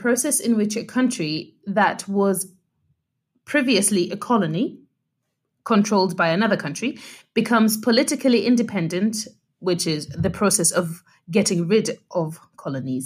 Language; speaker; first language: English; non-native, local second language; Nyanja